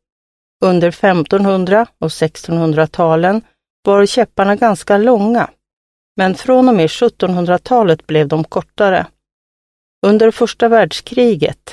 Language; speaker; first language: Swedish; native; Swedish